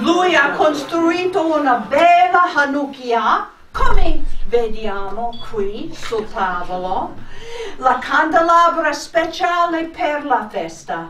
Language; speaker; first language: Italian; non-native, fluent; English